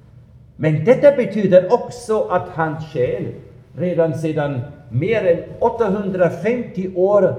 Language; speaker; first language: Swedish; non-native, fluent; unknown